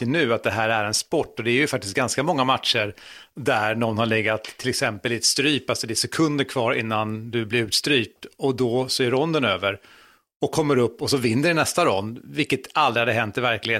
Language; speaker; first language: Swedish; native; Swedish